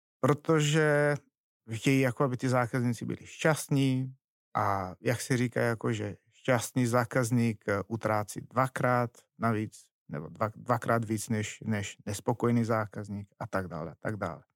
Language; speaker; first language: Czech; non-native, fluent; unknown